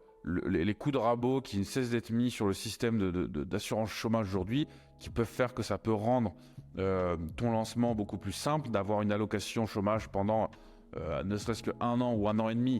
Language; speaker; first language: French; native; French